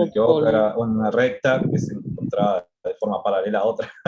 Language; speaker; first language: Spanish; native; Spanish